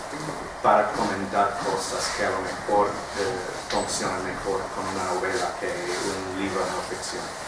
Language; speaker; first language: Spanish; non-native, fluent; English